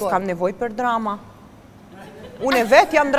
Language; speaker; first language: Albanian; non-native, learner; Romanian